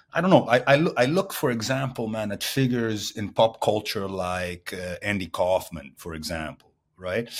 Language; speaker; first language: English; non-native, fluent; Portuguese